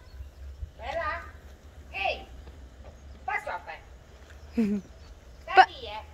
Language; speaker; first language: Dutch; native; Dutch